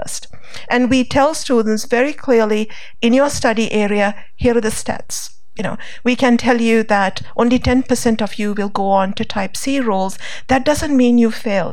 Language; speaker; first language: English; non-native, local second language; Sinhala